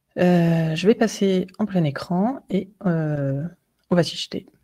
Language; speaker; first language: French; native; French